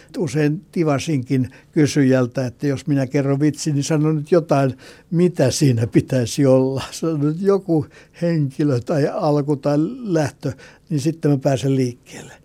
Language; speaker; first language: Finnish; native; Finnish